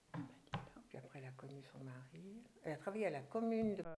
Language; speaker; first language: French; early bilingual, other home language; German